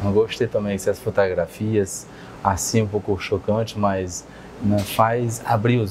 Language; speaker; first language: Portuguese; non-native, fluent; French